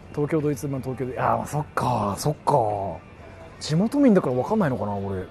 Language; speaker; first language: Japanese; native; Japanese